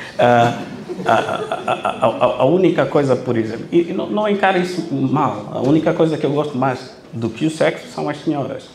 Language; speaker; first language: Portuguese; non-native, local second language; Kabuverdianu